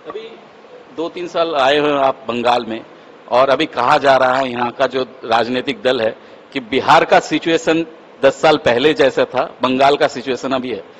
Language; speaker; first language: Hindi; non-native, local second language; Bangla